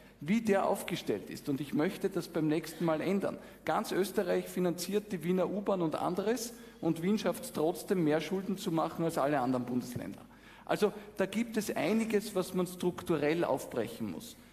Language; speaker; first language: German; native; German